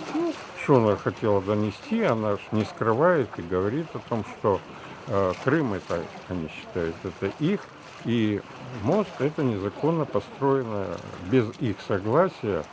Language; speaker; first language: Russian; native; Russian